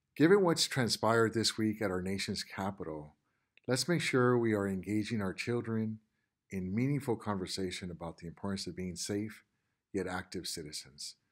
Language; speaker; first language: English; early bilingual, other home language; Spanish